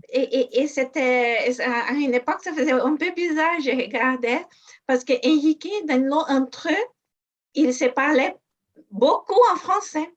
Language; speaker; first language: French; non-native, fluent; Portuguese